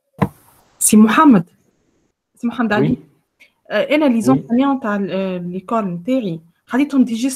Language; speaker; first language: French; non-native, local second language; Arabic